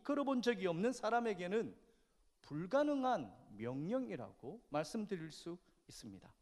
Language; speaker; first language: Korean; native; Korean